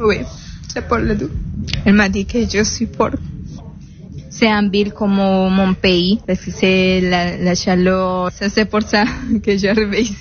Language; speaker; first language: French; non-native, learner; Spanish